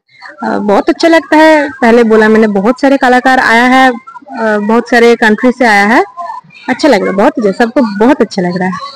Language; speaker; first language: Hindi; non-native, local second language; Bangla